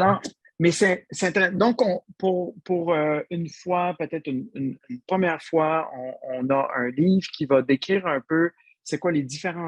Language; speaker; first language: French; native; French